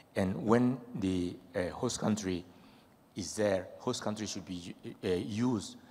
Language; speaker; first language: English; non-native, fluent; French